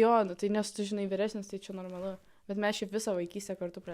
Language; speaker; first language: Lithuanian; native; Lithuanian